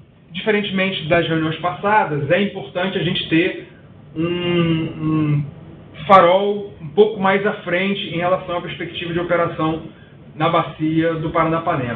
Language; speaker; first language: Portuguese; native; Portuguese